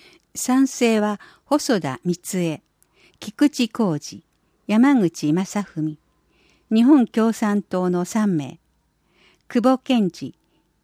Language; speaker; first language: Japanese; native; Japanese